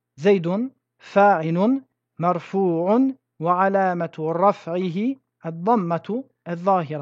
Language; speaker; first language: Arabic; non-native, fluent; French